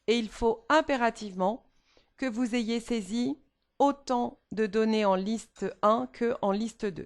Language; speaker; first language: French; native; French